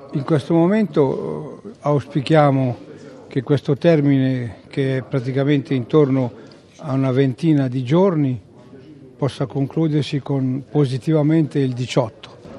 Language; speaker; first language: Italian; native; Italian